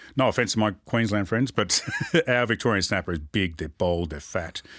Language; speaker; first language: English; native; English